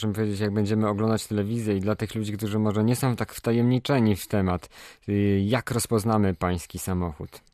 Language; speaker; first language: Polish; native; Polish